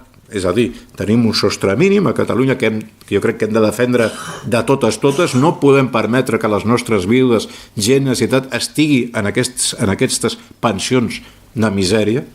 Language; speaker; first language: Catalan; native; Catalan